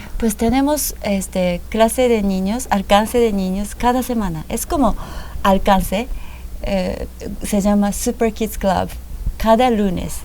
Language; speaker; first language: Spanish; non-native, fluent; Japanese